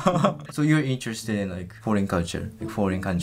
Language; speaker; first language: English; non-native, fluent; Japanese